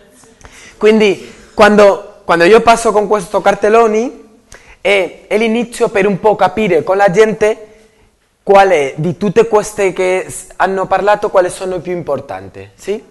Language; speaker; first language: Italian; non-native, learner; Spanish